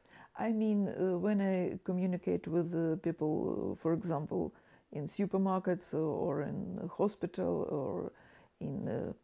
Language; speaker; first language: English; non-native, fluent; Ukrainian